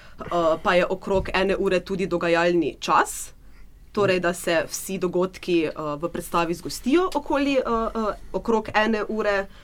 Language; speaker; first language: Slovenian; native; Slovenian